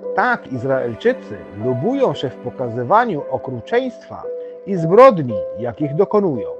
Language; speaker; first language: Polish; non-native, fluent; Arabic